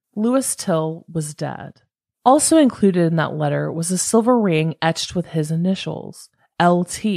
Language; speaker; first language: English; native; English